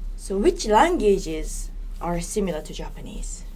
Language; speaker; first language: English; non-native, fluent; Japanese